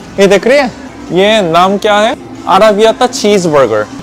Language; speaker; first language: Hindi; non-native, learner; Korean